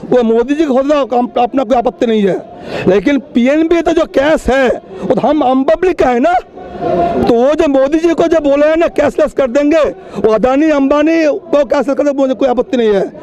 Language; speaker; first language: Hindi; non-native, local second language; Bangla